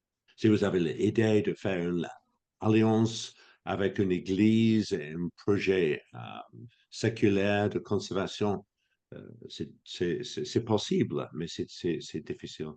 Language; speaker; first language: French; non-native, fluent; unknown